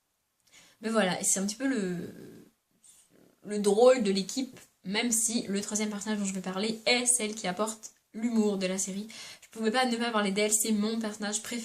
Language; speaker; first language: French; native; French